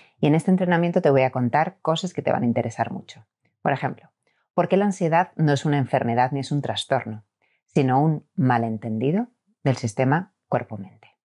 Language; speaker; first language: Spanish; native; Spanish